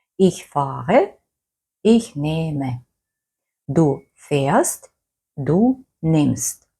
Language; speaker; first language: German; non-native, fluent; Ukrainian